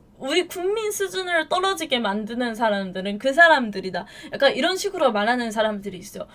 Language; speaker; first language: Korean; non-native, fluent; Japanese